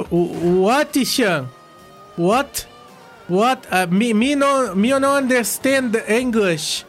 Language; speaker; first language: English; non-native, learner; Portuguese